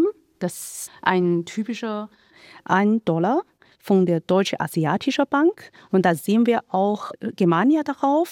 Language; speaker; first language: German; non-native, fluent; Chinese